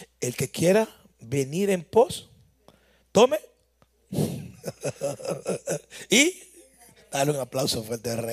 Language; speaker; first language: Spanish; native; Spanish